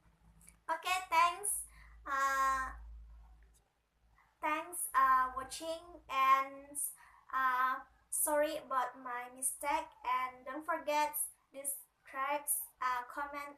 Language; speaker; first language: English; non-native, learner; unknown